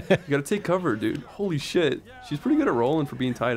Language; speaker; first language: English; native; English